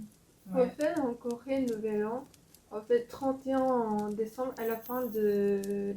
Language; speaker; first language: French; non-native, fluent; Korean